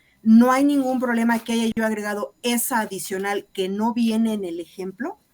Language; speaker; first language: Spanish; native; Spanish